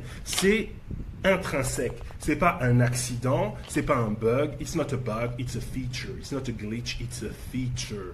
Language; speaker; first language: French; native; French